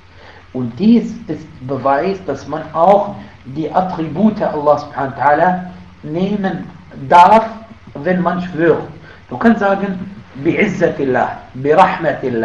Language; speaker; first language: German; non-native, fluent; Arabic